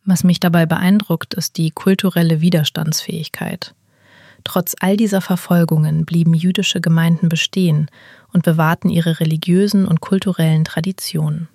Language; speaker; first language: German; native; German